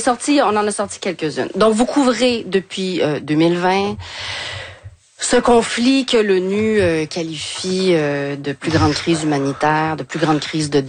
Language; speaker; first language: French; native; French